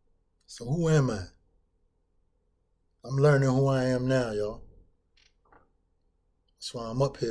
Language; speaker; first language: English; native; English